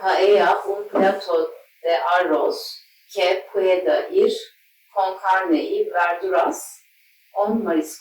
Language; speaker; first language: Spanish; non-native, learner; Turkish